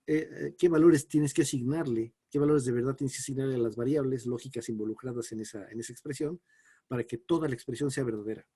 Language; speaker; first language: Spanish; native; Spanish